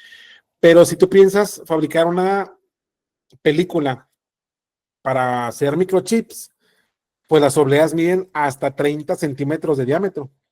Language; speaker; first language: Spanish; native; Spanish